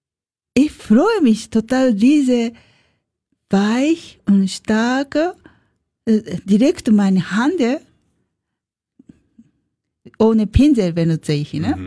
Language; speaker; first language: German; non-native, learner; Japanese